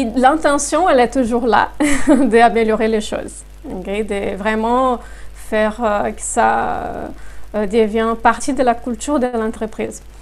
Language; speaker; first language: French; non-native, fluent; Portuguese